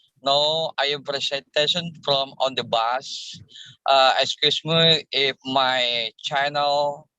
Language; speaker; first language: English; non-native, learner; Indonesian